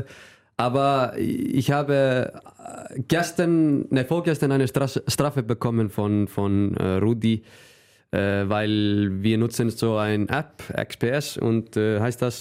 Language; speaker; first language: German; non-native, fluent; Icelandic